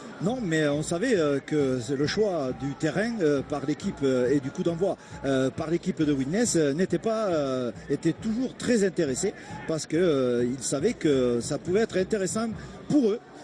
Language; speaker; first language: French; native; French